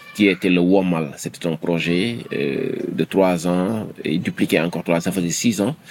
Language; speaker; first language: French; non-native, local second language; Wolof